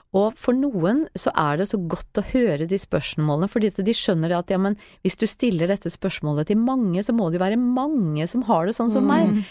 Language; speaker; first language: Norwegian; native; Norwegian